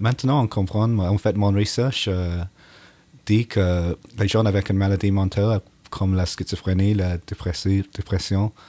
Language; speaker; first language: French; non-native, learner; English